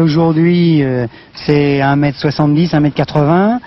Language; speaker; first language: French; native; French